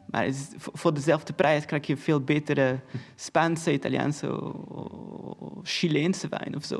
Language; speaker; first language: Dutch; non-native, fluent; Portuguese